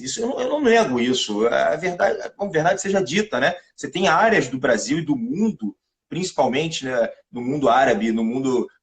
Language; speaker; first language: Portuguese; native; Portuguese